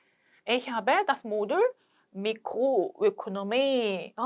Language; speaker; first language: German; non-native, fluent; Korean